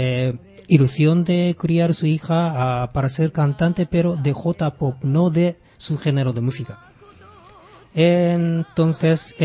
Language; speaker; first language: Spanish; non-native, fluent; Japanese